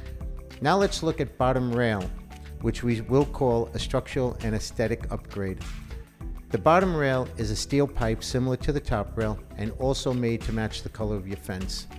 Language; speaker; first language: English; native; English